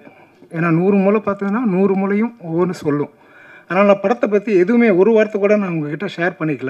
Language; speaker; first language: Tamil; native; Tamil